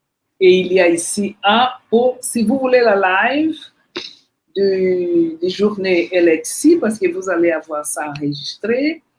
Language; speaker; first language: French; non-native, fluent; Portuguese